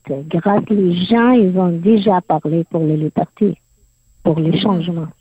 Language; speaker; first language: French; non-native, learner; Arabic